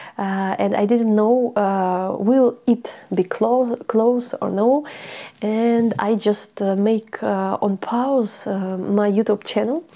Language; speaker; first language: English; non-native, learner; Russian